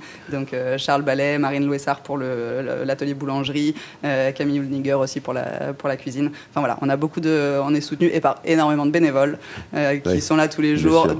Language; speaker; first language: French; native; French